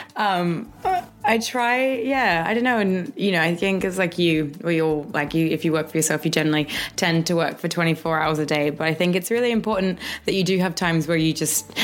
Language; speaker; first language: English; native; English